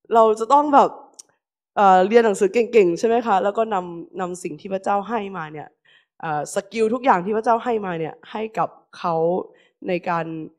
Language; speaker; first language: Thai; native; Thai